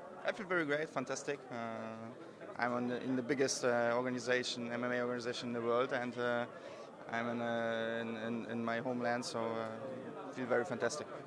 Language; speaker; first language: English; non-native, fluent; Polish